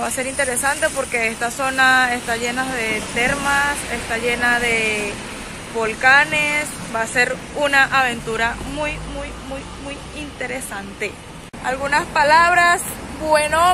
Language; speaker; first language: Spanish; native; Spanish